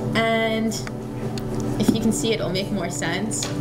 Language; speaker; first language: English; native; English